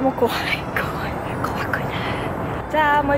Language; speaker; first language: Japanese; non-native, learner; Russian